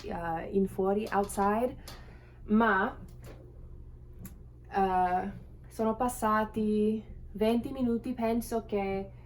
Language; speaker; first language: Italian; non-native, learner; English